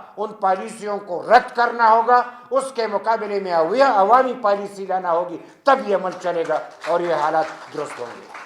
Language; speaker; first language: Urdu; non-native, local second language; Pashto